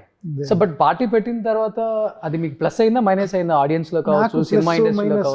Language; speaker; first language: Telugu; native; Telugu